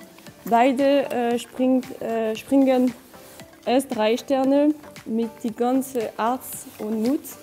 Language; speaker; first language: German; non-native, learner; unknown